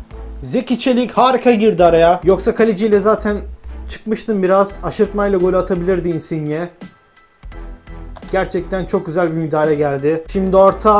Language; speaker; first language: Turkish; native; Turkish